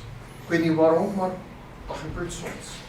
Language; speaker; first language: Dutch; non-native, fluent; English